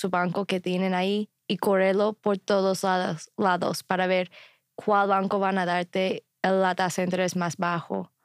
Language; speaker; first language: Spanish; non-native, fluent; English